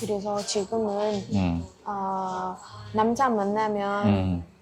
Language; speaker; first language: Korean; non-native, learner; Vietnamese